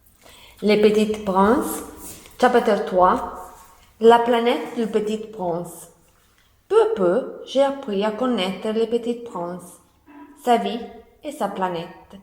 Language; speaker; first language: French; non-native, learner; Italian